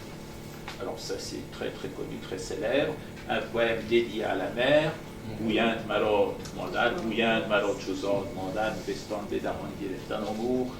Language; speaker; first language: French; non-native, fluent; Persian